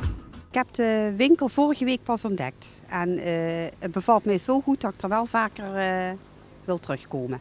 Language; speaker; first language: Dutch; native; Dutch